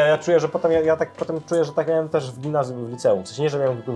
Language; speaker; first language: Polish; native; Polish